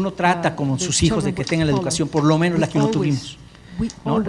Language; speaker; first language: Spanish; native; Spanish